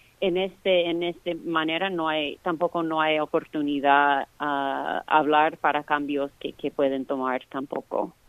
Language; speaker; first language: Spanish; non-native, fluent; English